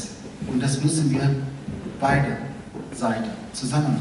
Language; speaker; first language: German; non-native, fluent; Arabic